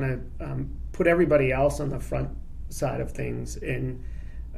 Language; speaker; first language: English; native; English